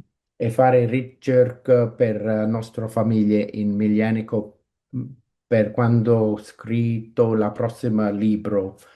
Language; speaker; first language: Italian; non-native, learner; English